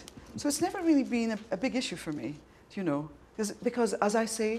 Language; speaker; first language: English; native; English